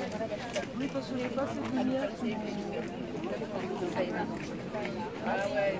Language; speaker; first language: French; native; French